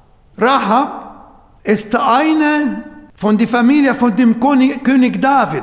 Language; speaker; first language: German; non-native, fluent; Arabic